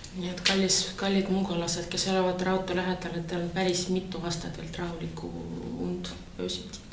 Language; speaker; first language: Estonian; non-native, local second language; Russian